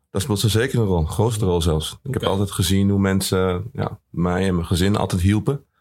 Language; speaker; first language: Dutch; early bilingual, other home language; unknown